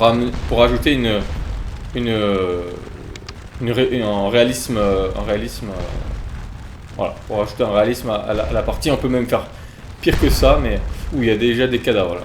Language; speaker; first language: French; native; French